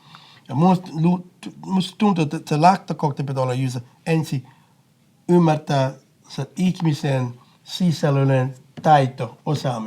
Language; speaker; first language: Finnish; non-native, fluent; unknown